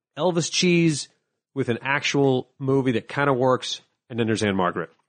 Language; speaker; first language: English; native; English